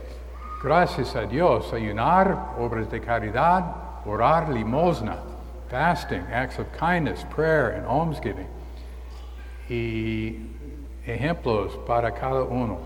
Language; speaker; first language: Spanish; non-native, learner; English